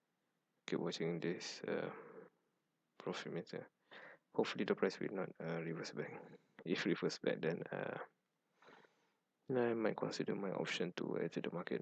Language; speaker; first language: English; non-native, fluent; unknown